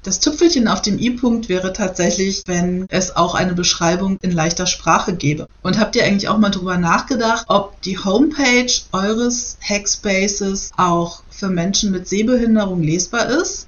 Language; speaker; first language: German; native; German